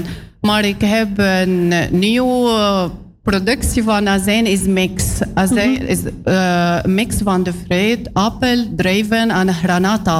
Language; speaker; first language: Dutch; non-native, learner; Arabic